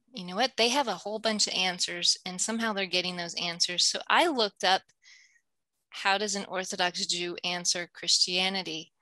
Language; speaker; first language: English; native; English